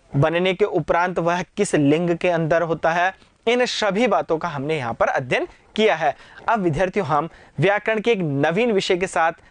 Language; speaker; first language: Hindi; native; Hindi